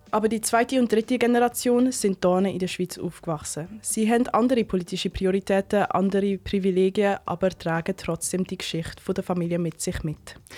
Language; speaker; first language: German; native; German